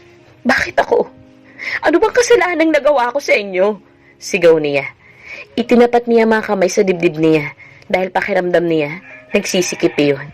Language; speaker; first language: Filipino; native; Filipino